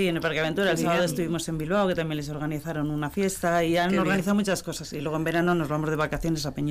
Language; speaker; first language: Spanish; native; Spanish